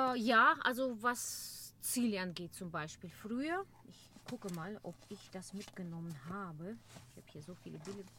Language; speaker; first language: German; non-native, fluent; Russian